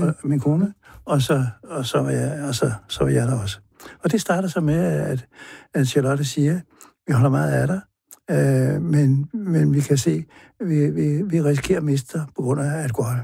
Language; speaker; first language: Danish; native; Danish